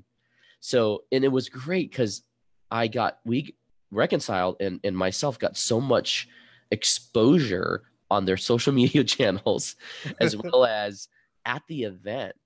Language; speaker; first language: English; early bilingual, other home language; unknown